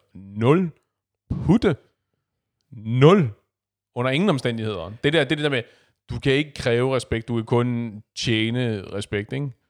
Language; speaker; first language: Danish; native; Danish